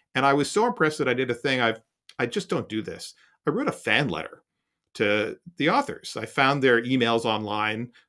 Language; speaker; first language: English; native; English